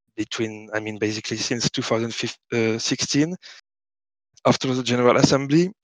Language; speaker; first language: English; non-native, fluent; French